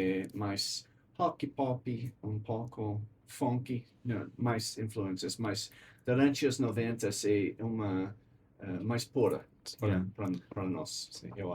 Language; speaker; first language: Portuguese; non-native, learner; English